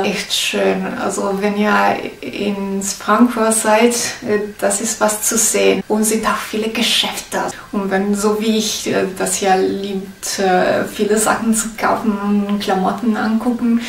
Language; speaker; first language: German; non-native, learner; Italian